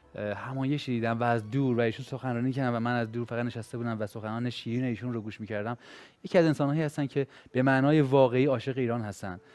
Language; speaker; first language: Persian; native; Persian